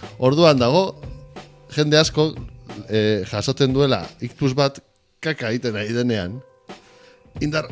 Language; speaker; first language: Basque; early bilingual, heritage; Basque